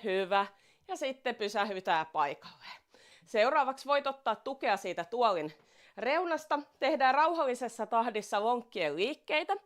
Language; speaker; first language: Finnish; native; Finnish